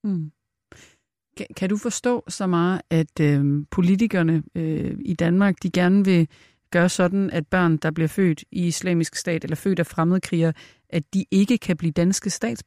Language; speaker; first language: Danish; native; Danish